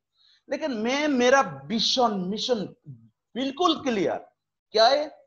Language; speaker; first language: Hindi; non-native, fluent; Bangla